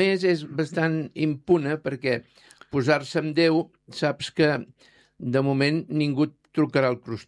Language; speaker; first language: Catalan; native; Catalan